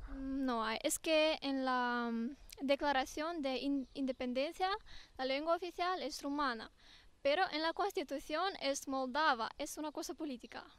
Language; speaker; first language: Spanish; non-native, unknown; Romanian